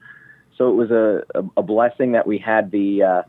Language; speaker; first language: English; native; English